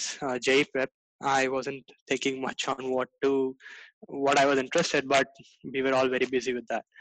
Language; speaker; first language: English; non-native, local second language; Gujarati